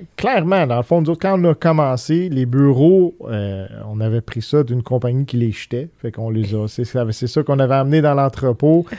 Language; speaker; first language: French; early bilingual, other home language; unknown